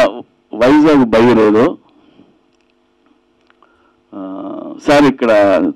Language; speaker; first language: Telugu; native; Telugu